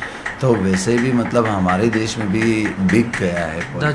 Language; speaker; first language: Hindi; non-native, fluent; Persian